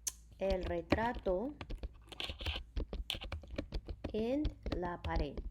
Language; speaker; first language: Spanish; non-native, fluent; English